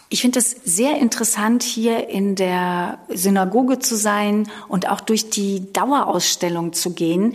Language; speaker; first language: German; native; German